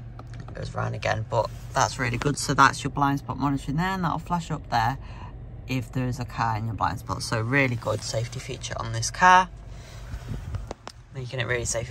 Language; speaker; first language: English; native; English